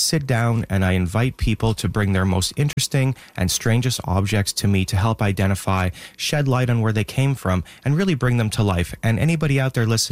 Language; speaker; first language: English; native; English